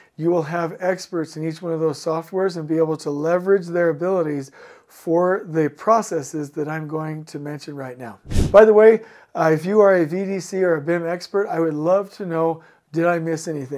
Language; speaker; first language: English; native; English